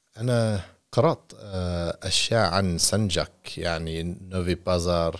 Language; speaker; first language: Arabic; non-native, learner; English